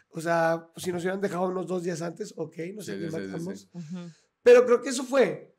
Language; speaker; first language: Spanish; native; Spanish